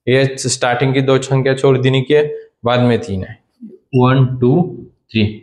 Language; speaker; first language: Hindi; non-native, local second language; Marathi